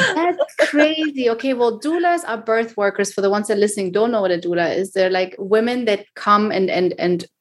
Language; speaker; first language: English; non-native, fluent; German